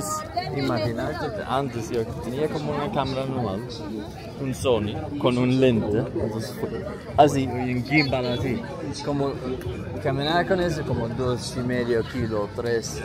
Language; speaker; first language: Spanish; non-native, learner; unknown